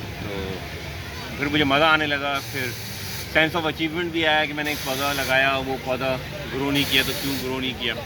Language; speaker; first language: Urdu; native; Urdu